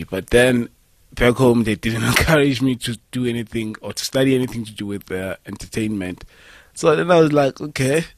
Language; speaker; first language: English; non-native, local second language; Northern Sotho